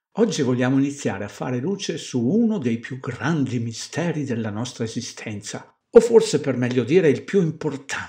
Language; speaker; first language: Italian; native; Italian